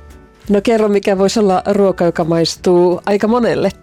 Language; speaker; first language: Finnish; native; Finnish